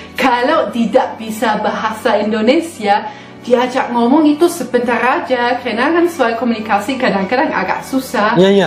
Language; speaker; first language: Indonesian; non-native, fluent; German